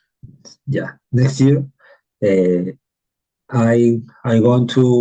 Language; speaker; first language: English; non-native, learner; Spanish